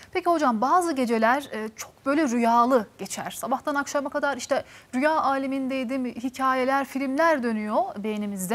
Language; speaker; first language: Turkish; native; Turkish